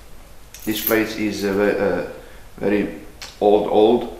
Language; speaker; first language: English; non-native, learner; Bosnian